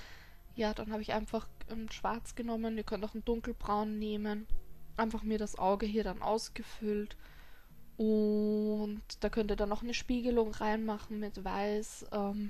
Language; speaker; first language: German; native; German